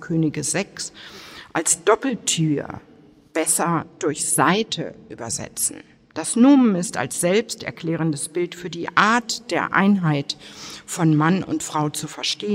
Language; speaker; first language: German; native; German